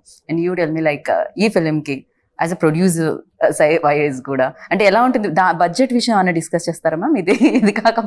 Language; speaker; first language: Telugu; native; Telugu